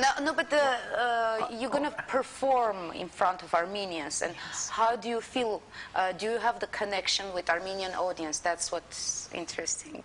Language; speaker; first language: English; non-native, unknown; Armenian